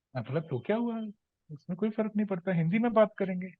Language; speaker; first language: Hindi; non-native, local second language; Punjabi